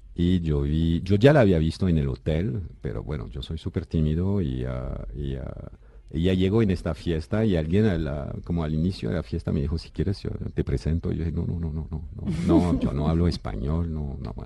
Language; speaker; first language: Spanish; non-native, fluent; French